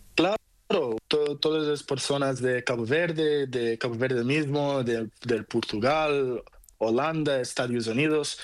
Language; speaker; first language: Spanish; non-native, learner; Portuguese